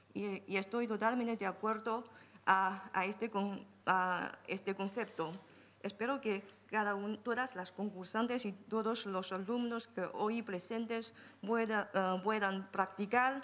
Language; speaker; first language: Spanish; non-native, fluent; Chinese